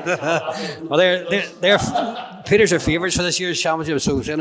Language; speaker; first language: English; native; English